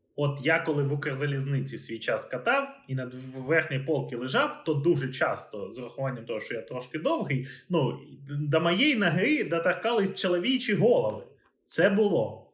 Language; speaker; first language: Ukrainian; native; Ukrainian